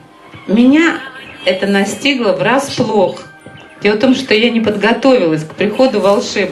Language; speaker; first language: Russian; native; Russian